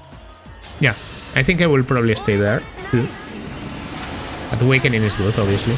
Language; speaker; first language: English; non-native, fluent; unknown